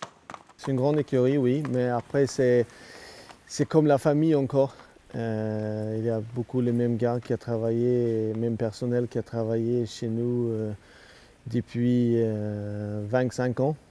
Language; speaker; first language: French; non-native, learner; Swedish